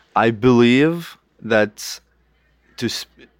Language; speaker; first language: English; non-native, fluent; Lithuanian